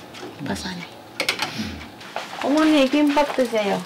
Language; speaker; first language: Korean; non-native, learner; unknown